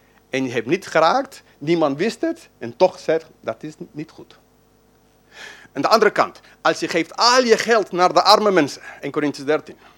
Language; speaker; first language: Dutch; non-native, fluent; English